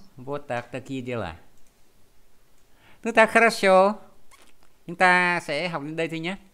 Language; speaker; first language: Vietnamese; native; Vietnamese